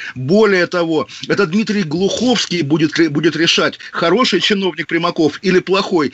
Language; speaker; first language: Russian; native; Russian